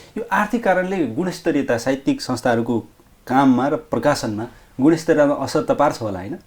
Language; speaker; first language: Nepali; native; Nepali